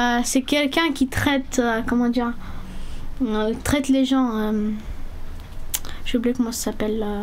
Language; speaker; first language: French; early bilingual, other home language; Romanian